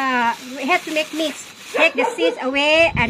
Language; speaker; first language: English; non-native, learner; Thai